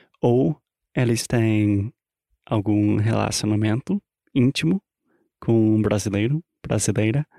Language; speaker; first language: Portuguese; non-native, fluent; English